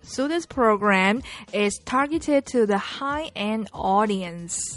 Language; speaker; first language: English; non-native, fluent; Chinese